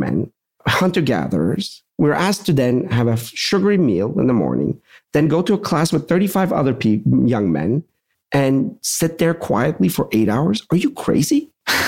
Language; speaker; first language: English; native; English